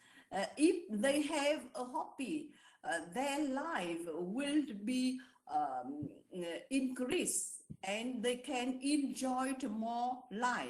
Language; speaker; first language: English; non-native, learner; Vietnamese